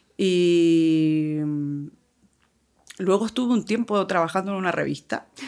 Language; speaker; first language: Spanish; native; Spanish